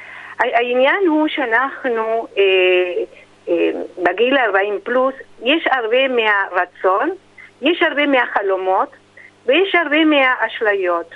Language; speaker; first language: Hebrew; non-native, fluent; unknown